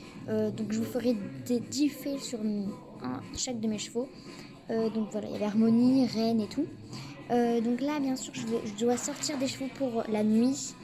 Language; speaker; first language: French; native; French